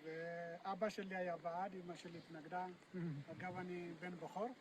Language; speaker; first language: Hebrew; non-native, fluent; Amharic